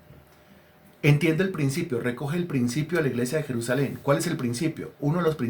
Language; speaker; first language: Spanish; native; Spanish